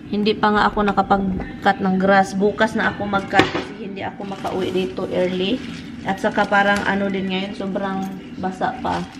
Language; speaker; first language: Filipino; non-native, local second language; Cebuano